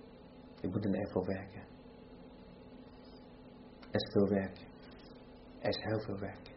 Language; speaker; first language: Dutch; non-native, fluent; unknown